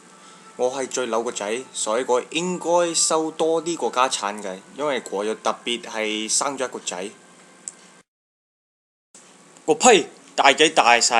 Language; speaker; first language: Cantonese; non-native, learner; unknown